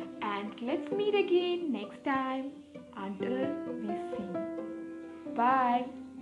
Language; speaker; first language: English; non-native, local second language; Malayalam